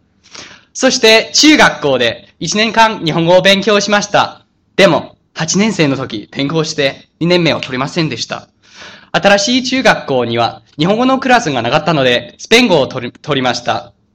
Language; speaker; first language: Japanese; non-native, fluent; English